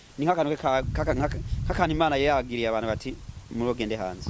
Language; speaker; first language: Rundi; non-native, local second language; Swahili